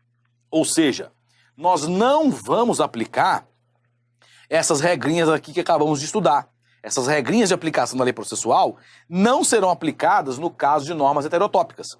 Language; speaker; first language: Portuguese; native; Portuguese